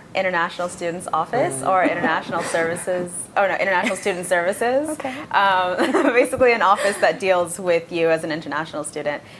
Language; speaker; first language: English; non-native, local second language; Bangla